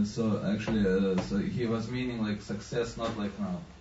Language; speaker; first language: English; non-native, fluent; Lithuanian